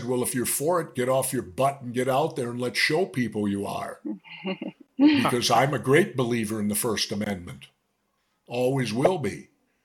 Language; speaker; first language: English; native; English